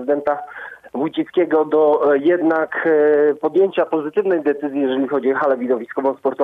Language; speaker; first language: Polish; native; Polish